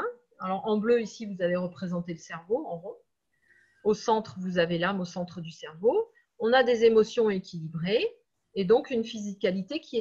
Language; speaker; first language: French; native; French